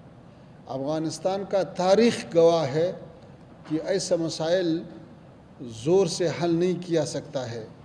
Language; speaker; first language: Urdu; non-native, fluent; Pashto